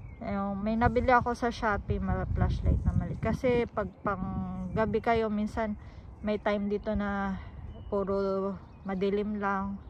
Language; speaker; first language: Filipino; native; Filipino